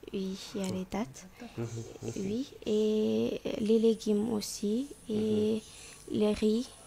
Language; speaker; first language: French; non-native, fluent; Arabic